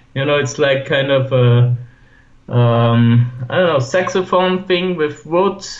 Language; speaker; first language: English; non-native, fluent; German